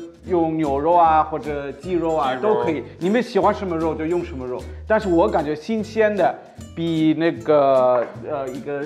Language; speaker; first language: Chinese; non-native, fluent; German